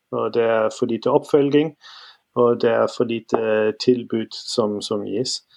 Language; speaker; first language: Norwegian; non-native, fluent; German